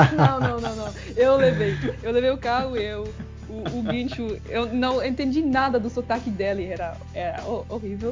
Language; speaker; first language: Portuguese; non-native, fluent; French